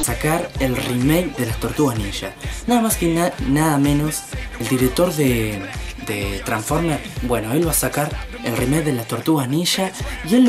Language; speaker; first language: Spanish; native; Spanish